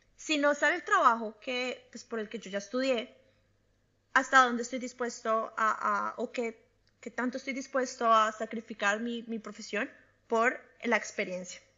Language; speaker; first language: Spanish; native; Spanish